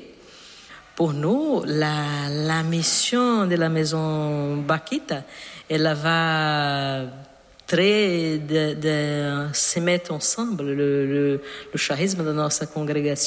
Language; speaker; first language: French; non-native, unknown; Portuguese